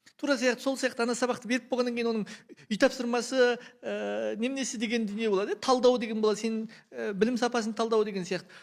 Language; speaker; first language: Kazakh; native; Kazakh